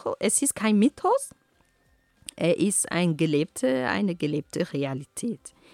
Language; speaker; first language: German; non-native, fluent; Ghomala